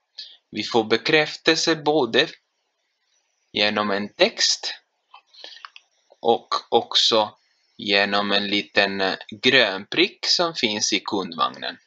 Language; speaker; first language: Swedish; non-native, fluent; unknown